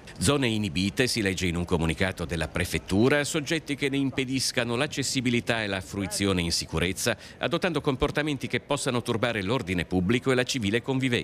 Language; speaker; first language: Italian; native; Italian